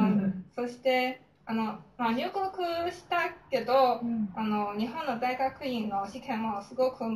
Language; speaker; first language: Japanese; non-native, fluent; Chinese